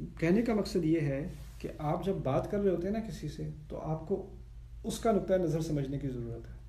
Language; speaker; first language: Urdu; early bilingual, heritage; Urdu